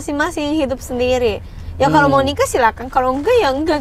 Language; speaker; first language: Indonesian; non-native, fluent; Japanese